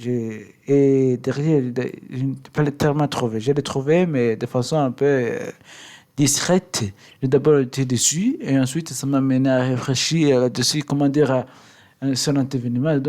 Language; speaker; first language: French; non-native, learner; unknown